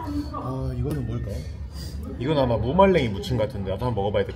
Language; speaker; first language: Korean; native; Korean